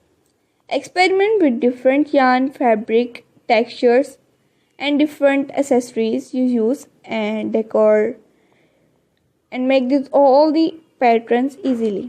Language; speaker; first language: English; non-native, learner; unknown